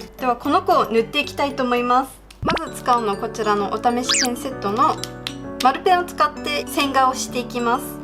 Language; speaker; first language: Japanese; early bilingual, heritage; Japanese